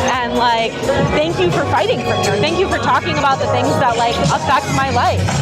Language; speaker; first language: English; early bilingual, other home language; Urdu